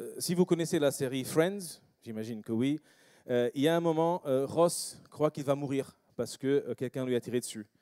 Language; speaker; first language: French; non-native, fluent; English